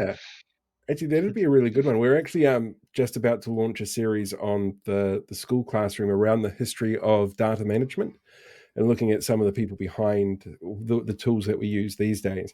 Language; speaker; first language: English; native; English